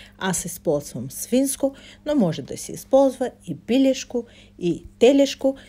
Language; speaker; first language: Bulgarian; non-native, fluent; Russian